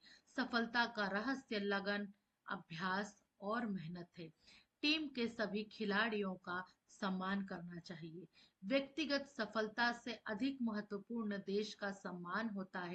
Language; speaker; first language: Hindi; native; Hindi